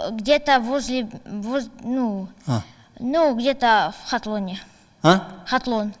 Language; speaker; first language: Russian; non-native, local second language; Tajik